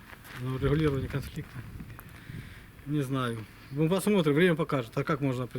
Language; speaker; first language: Russian; native; Russian